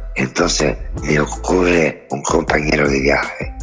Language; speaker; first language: Spanish; non-native, fluent; Italian